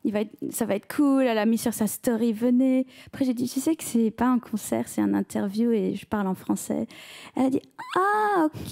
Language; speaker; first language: French; early bilingual, heritage; French